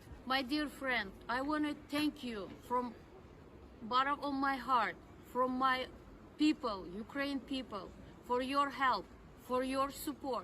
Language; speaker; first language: English; non-native, learner; Ukrainian